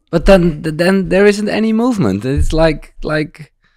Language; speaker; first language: English; non-native, fluent; Dutch